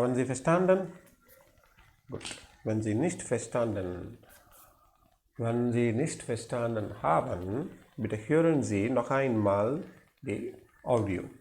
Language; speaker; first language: German; non-native, learner; Tamil